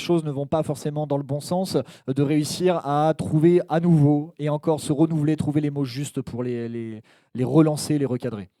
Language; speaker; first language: French; native; French